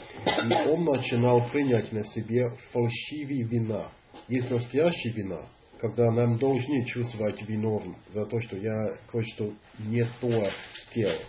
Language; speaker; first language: Russian; non-native, fluent; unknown